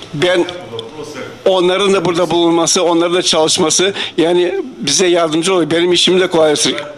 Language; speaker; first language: Turkish; non-native, fluent; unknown